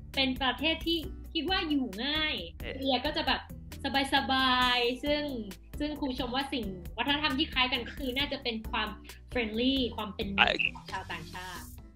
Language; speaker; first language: Thai; native; Thai